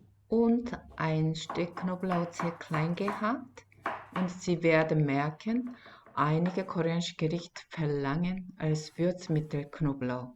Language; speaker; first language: German; non-native, fluent; Korean